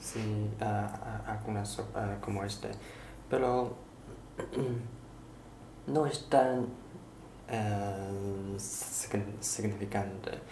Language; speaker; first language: Spanish; non-native, learner; Chinese